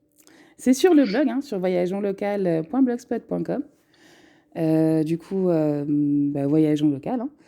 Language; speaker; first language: French; native; French